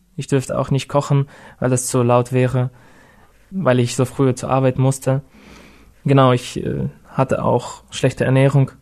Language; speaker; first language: German; non-native, fluent; Russian